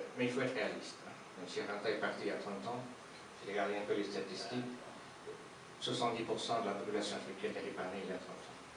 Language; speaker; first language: French; non-native, local second language; Soninke